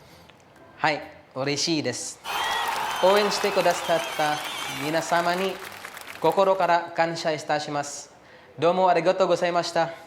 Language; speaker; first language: Japanese; non-native, fluent; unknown